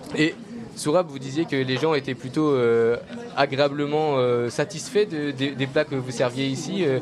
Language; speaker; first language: French; native; French